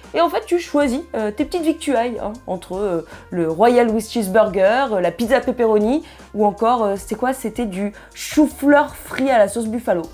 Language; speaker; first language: French; native; French